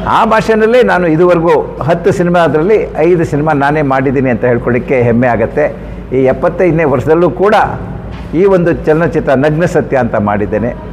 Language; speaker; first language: Kannada; non-native, local second language; Konkani